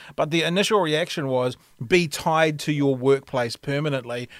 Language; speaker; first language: English; native; English